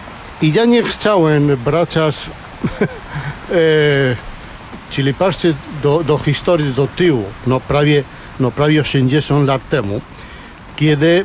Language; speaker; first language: Polish; non-native, learner; Spanish